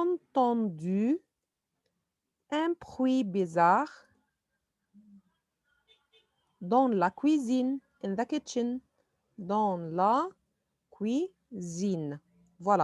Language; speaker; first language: French; non-native, fluent; Arabic